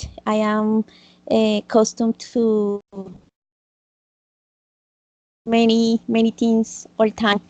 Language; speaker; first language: English; non-native, learner; Spanish